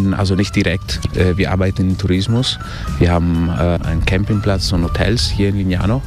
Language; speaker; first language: German; early bilingual, heritage; German